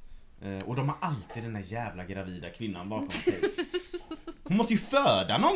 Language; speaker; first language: Swedish; native; Swedish